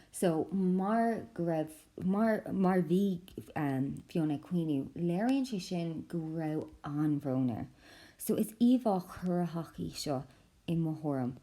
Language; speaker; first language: Irish; non-native, local second language; English